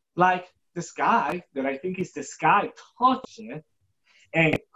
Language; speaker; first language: English; non-native, fluent; Spanish